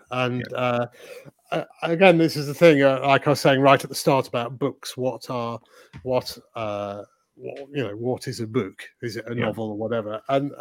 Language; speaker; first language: English; native; English